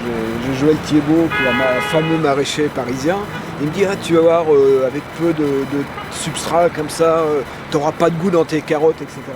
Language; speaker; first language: French; native; French